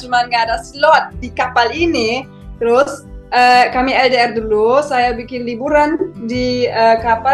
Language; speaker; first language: Indonesian; non-native, fluent; German